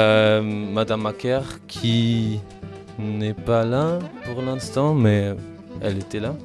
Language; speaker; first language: French; non-native, fluent; German